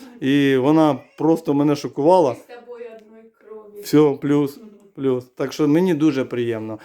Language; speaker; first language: Ukrainian; native; Ukrainian